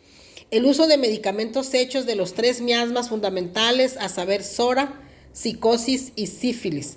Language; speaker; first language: Spanish; native; Spanish